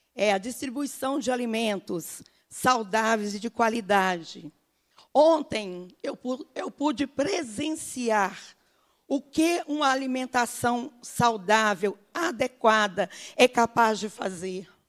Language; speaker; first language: Portuguese; native; Portuguese